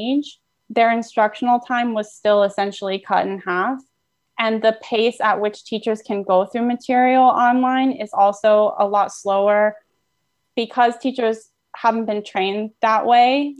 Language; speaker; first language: English; native; English